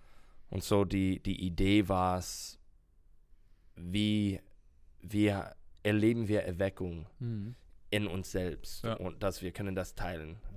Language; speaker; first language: German; non-native, learner; English